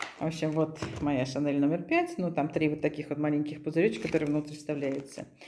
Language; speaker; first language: Russian; native; Russian